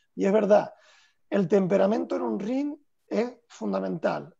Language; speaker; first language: Spanish; native; Spanish